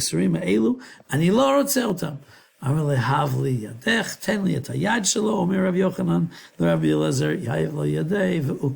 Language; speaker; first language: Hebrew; non-native, fluent; English